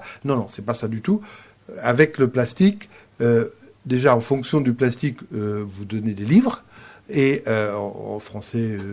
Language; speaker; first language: French; native; French